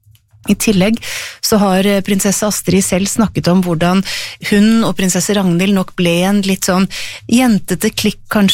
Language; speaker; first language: Norwegian; native; Norwegian